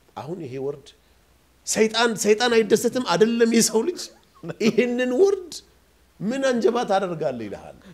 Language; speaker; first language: Amharic; non-native, local second language; Oromo